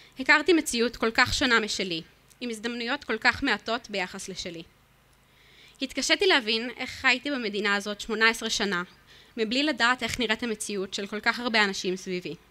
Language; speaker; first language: Hebrew; native; Hebrew